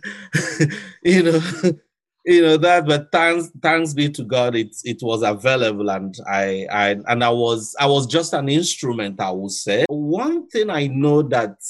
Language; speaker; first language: English; non-native, local second language; Igbo